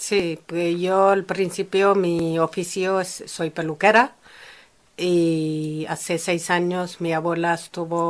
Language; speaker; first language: Spanish; non-native, fluent; Amharic